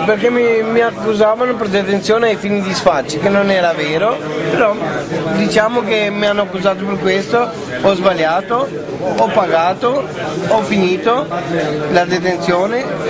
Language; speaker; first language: Italian; non-native, fluent; Albanian